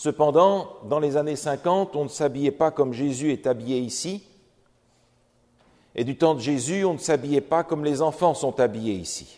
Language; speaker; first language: French; native; French